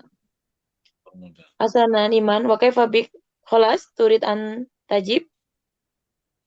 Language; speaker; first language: Arabic; non-native, fluent; Indonesian